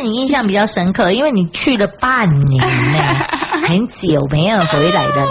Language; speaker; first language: Chinese; native; Chinese